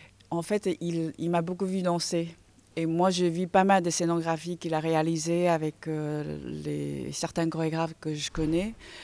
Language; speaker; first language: French; non-native, fluent; Chinese